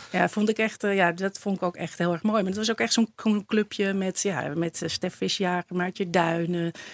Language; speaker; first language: Dutch; native; Dutch